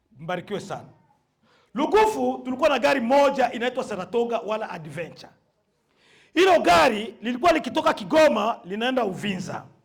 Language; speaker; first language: Swahili; native; Swahili